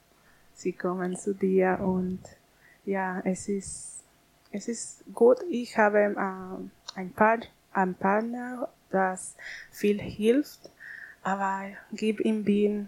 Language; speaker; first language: German; non-native, learner; Spanish